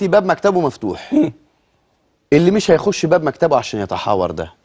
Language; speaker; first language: Arabic; native; Arabic